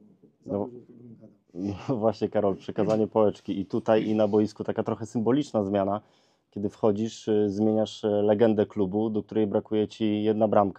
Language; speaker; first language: Polish; native; Polish